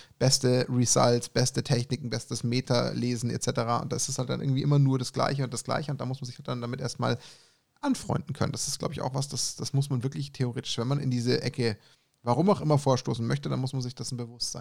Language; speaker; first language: German; native; German